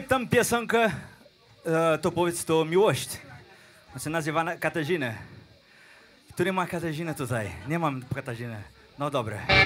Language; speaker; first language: Polish; non-native, learner; Portuguese